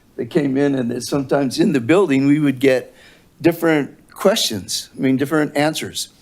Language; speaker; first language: English; native; English